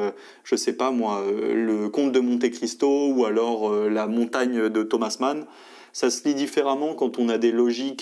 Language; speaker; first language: French; native; French